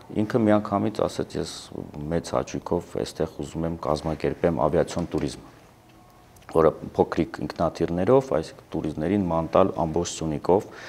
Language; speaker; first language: Armenian; native; Armenian